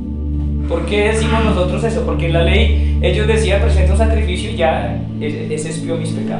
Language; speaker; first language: Spanish; native; Spanish